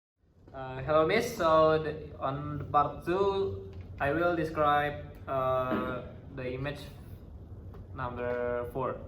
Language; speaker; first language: English; non-native, learner; Indonesian